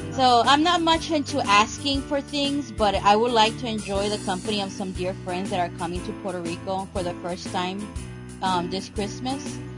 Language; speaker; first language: English; non-native, local second language; Spanish